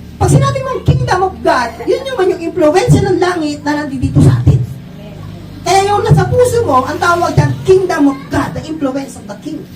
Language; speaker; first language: Filipino; native; Filipino